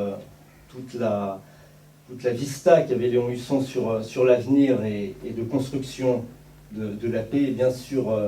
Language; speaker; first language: French; native; French